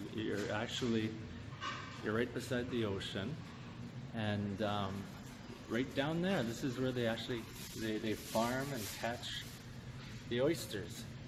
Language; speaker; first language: English; native; English